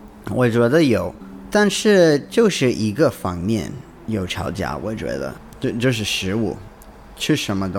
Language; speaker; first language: Chinese; non-native, learner; English